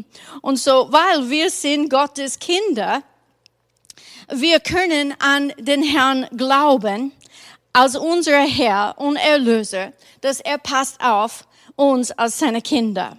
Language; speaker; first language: German; non-native, fluent; English